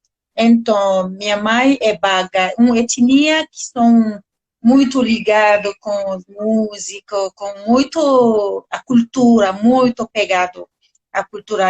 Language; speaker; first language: Portuguese; non-native, learner; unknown